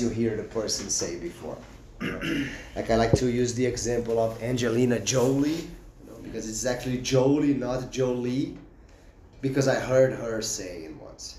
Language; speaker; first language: English; non-native, fluent; Portuguese